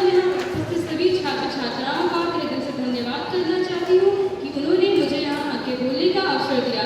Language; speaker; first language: Hindi; native; Hindi